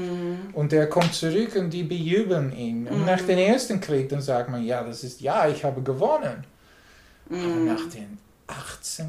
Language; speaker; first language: German; non-native, learner; English